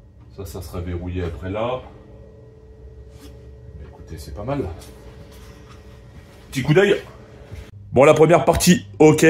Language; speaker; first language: French; native; French